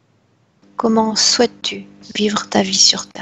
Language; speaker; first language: French; native; French